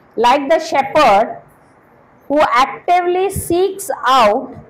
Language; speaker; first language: English; non-native, local second language; Marathi